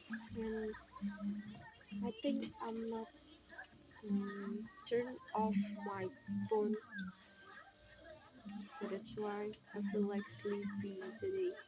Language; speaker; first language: English; non-native, learner; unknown